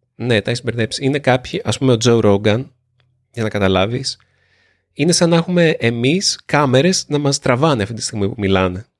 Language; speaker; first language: Greek; native; Greek